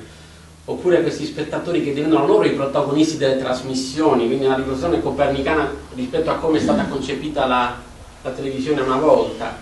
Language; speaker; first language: Italian; native; Italian